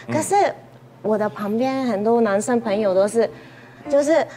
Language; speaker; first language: Chinese; non-native, fluent; Japanese